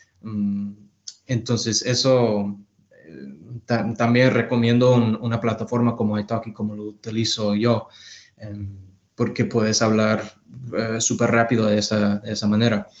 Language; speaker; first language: Spanish; non-native, fluent; English